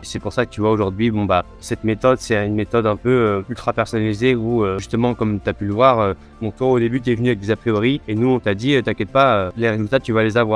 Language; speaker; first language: French; native; French